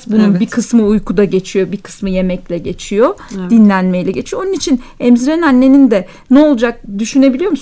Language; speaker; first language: Turkish; native; Turkish